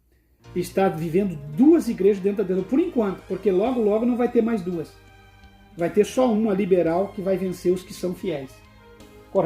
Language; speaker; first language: Portuguese; native; Portuguese